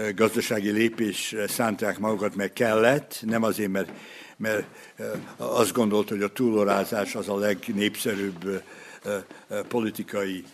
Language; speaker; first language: Hungarian; early bilingual, heritage; Hungarian